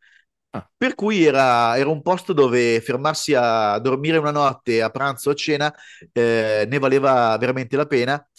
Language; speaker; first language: Italian; native; Italian